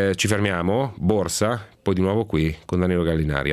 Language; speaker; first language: Italian; native; Italian